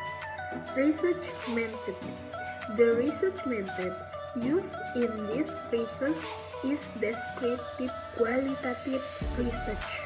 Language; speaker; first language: English; non-native, learner; Indonesian